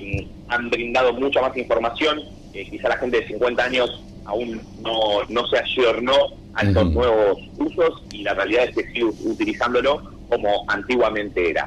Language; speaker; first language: Spanish; native; Spanish